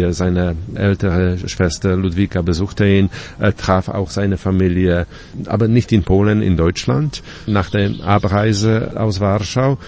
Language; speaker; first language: German; non-native, fluent; Polish